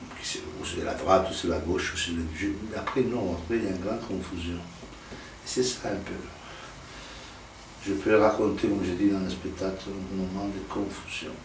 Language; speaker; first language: French; non-native, fluent; Italian